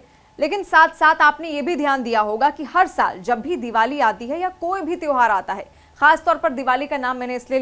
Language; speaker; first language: Hindi; native; Hindi